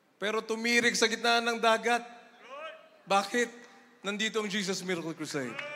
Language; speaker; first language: Filipino; native; Filipino